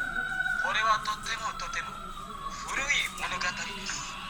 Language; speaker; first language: Japanese; non-native, learner; Indonesian